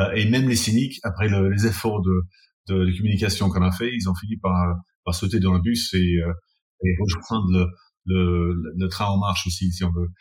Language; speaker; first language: French; non-native, fluent; English